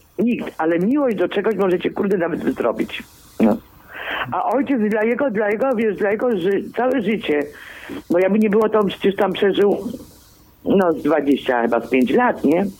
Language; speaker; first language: Polish; early bilingual, other home language; Greek